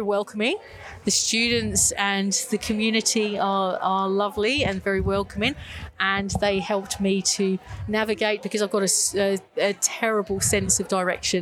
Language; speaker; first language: English; native; English